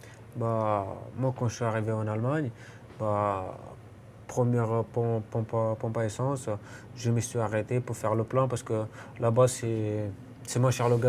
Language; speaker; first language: French; non-native, fluent; Romanian